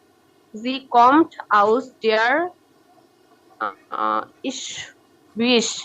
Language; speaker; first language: German; non-native, learner; Bangla